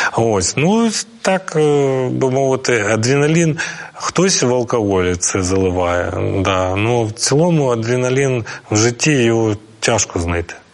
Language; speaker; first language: Ukrainian; non-native, local second language; Russian